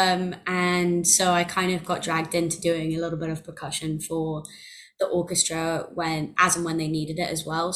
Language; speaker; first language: English; native; English